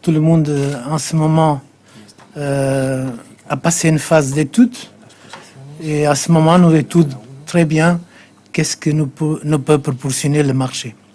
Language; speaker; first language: French; non-native, fluent; Portuguese